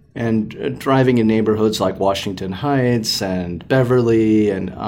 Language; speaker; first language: English; native; English